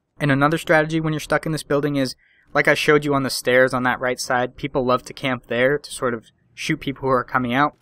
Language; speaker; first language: English; native; English